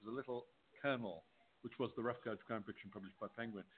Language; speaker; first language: English; native; English